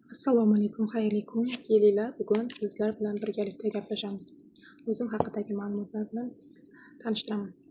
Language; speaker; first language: Uzbek; non-native, local second language; Kyrgyz